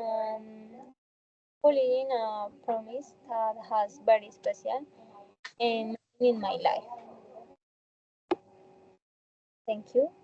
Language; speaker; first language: English; non-native, learner; Spanish